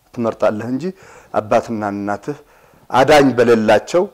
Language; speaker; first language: Amharic; non-native, local second language; Tigrinya